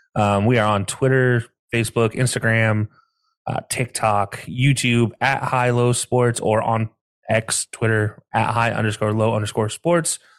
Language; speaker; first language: English; native; English